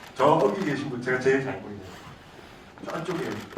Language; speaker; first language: Korean; native; Korean